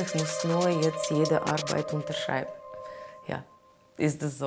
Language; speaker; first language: German; non-native, learner; Russian